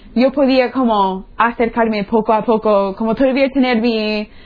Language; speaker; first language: Spanish; non-native, fluent; English